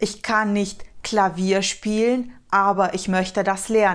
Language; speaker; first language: German; non-native, fluent; Romanian